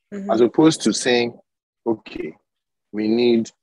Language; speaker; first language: English; non-native, local second language; Yoruba